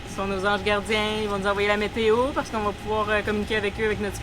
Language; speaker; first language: French; native; French